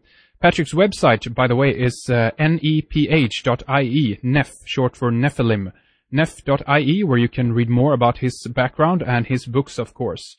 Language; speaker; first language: English; non-native, fluent; Swedish